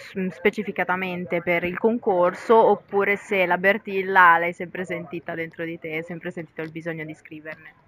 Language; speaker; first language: Italian; native; Italian